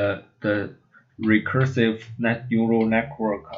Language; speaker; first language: English; non-native, learner; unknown